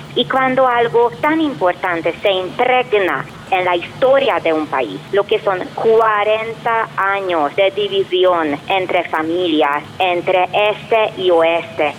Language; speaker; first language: Spanish; non-native, fluent; Hungarian